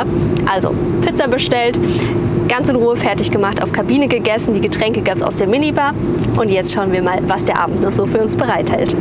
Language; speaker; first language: German; native; German